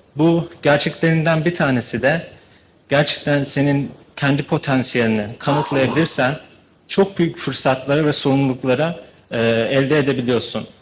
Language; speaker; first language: Turkish; early bilingual, heritage; Turkish